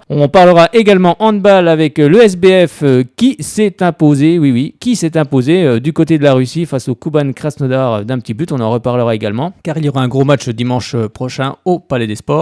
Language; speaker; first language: French; native; French